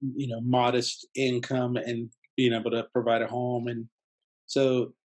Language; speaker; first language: English; early bilingual, other home language; Spanish